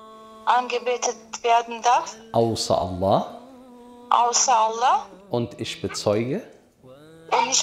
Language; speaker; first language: German; native; German